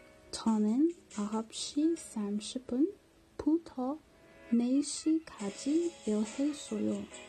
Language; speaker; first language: Korean; non-native, learner; English